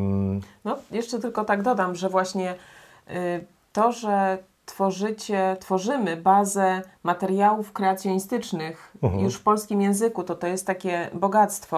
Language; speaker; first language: Polish; native; Polish